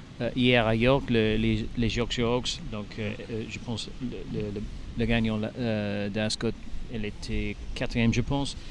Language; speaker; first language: French; non-native, learner; English